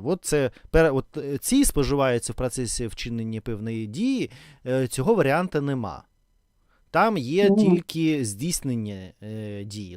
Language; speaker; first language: Ukrainian; non-native, learner; Russian